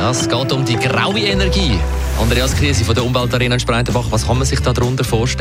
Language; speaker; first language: German; native; German